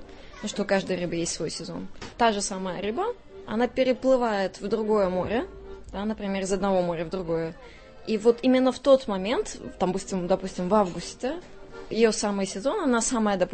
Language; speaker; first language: Russian; native; Russian